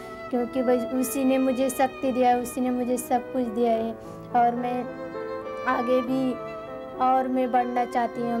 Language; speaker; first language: Hindi; non-native, local second language; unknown